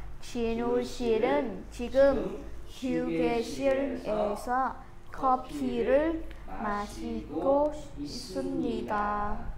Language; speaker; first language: Korean; non-native, learner; Vietnamese